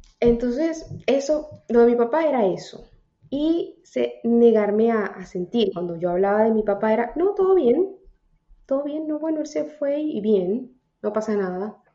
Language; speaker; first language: Spanish; native; Spanish